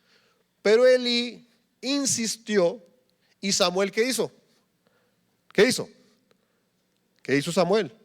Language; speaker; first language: Spanish; native; Spanish